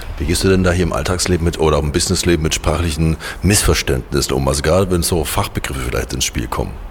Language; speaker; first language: German; native; German